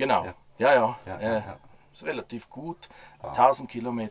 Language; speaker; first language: German; native; German